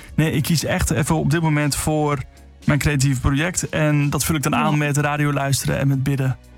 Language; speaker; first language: Dutch; native; Dutch